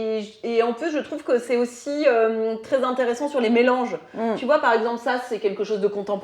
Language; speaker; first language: French; native; French